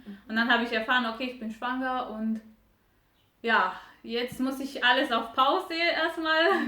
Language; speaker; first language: German; non-native, fluent; Romanian